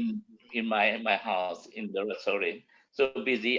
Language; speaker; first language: English; non-native, learner; Malay